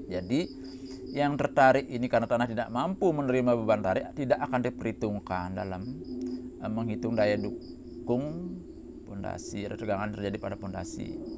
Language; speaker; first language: Indonesian; native; Indonesian